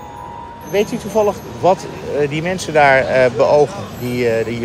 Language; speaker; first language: Dutch; native; Dutch